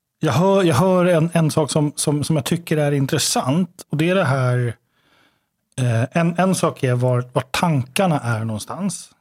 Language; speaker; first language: Swedish; native; Swedish